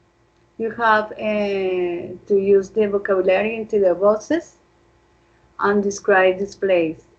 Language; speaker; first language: English; non-native, fluent; Spanish